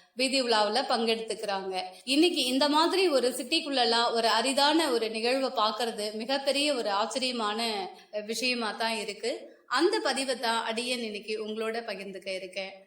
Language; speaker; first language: Tamil; native; Tamil